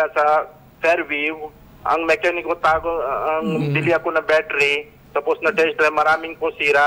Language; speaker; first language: Filipino; non-native, learner; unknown